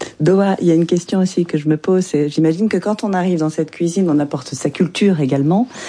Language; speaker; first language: French; native; French